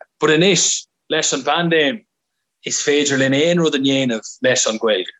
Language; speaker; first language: Irish; non-native, local second language; English